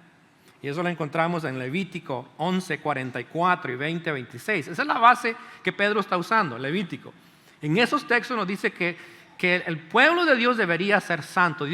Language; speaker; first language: Spanish; native; Spanish